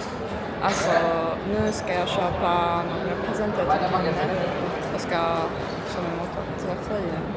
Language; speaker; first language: Swedish; non-native, learner; Turkish